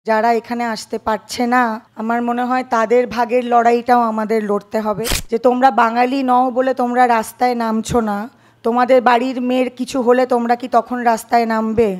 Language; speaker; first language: Bangla; native; Bangla